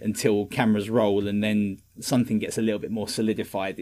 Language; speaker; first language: English; native; English